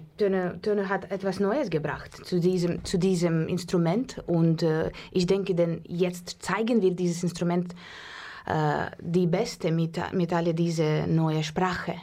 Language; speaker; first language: German; non-native, learner; Russian